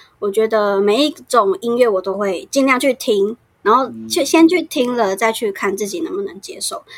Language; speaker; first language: Chinese; native; Chinese